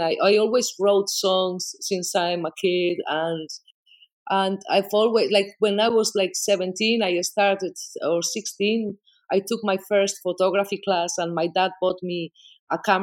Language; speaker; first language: English; non-native, fluent; Spanish